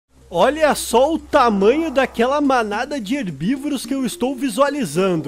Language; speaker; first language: Portuguese; native; Portuguese